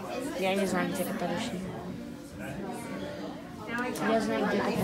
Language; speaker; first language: Russian; early bilingual, heritage; Russian